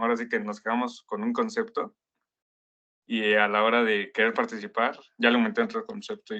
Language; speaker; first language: Spanish; native; Spanish